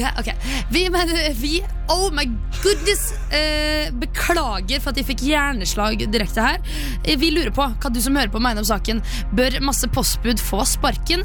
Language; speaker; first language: Norwegian; native; Norwegian